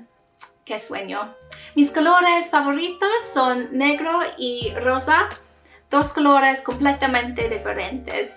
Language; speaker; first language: Spanish; non-native, learner; English